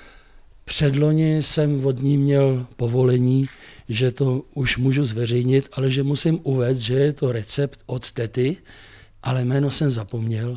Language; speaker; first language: Czech; native; Czech